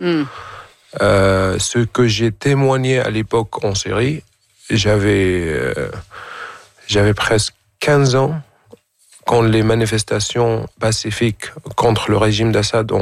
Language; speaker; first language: French; non-native, fluent; Arabic